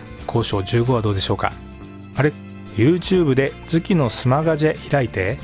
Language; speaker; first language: Japanese; native; Japanese